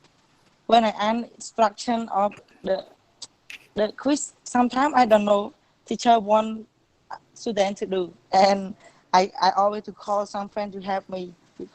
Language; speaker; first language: English; non-native, learner; Khmer